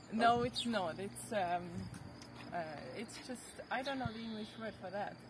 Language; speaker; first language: English; non-native, learner; German